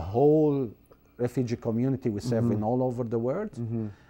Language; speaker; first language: English; non-native, fluent; Arabic